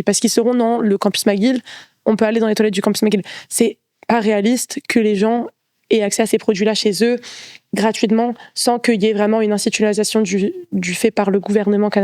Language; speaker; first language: French; native; French